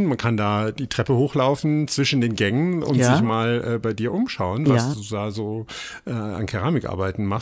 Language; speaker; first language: German; native; German